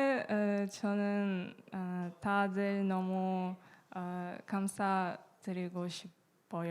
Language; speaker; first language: Korean; non-native, learner; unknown